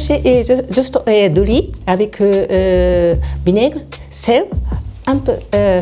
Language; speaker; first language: French; non-native, learner; Japanese